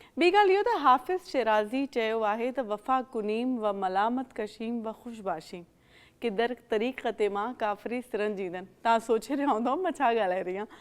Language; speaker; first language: Sindhi; native; Sindhi